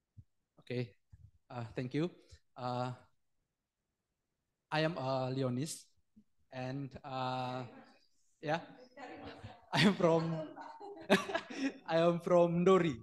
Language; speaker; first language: English; non-native, learner; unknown